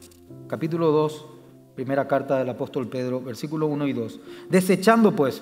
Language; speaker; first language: Spanish; native; Spanish